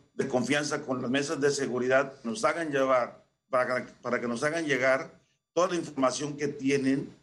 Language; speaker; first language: Spanish; native; Spanish